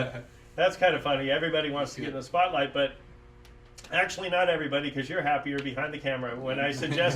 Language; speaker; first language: English; native; English